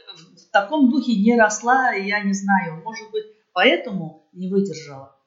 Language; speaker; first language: Russian; native; Russian